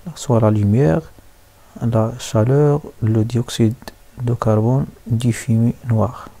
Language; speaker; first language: French; non-native, local second language; Arabic